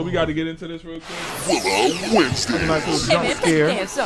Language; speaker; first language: English; native; English